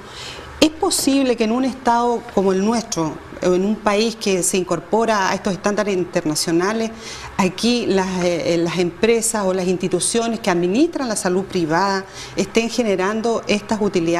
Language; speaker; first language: Spanish; native; Spanish